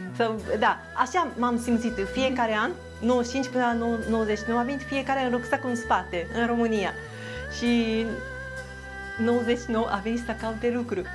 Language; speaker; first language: Romanian; non-native, fluent; Japanese